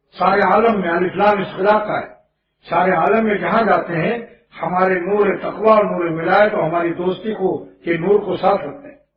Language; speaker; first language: Urdu; native; Urdu